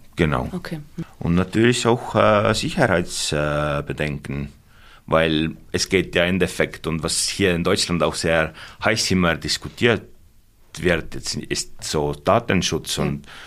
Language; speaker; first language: German; non-native, fluent; Estonian